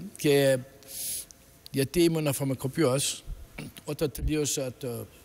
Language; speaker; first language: Greek; early bilingual, heritage; Greek